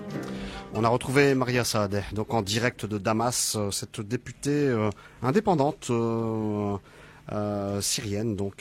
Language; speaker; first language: French; native; French